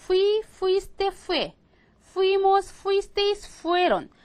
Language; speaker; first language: Spanish; non-native, fluent; Korean